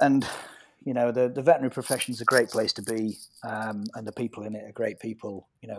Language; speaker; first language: English; native; English